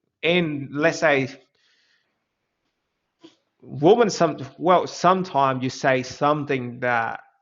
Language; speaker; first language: English; non-native, fluent; Vietnamese